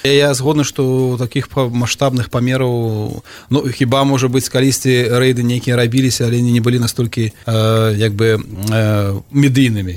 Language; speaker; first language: Belarusian; non-native, local second language; Russian